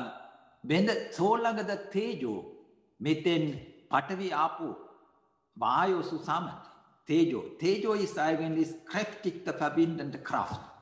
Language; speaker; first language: German; non-native, fluent; Sinhala